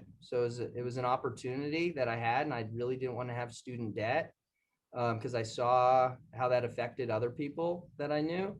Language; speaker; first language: English; native; English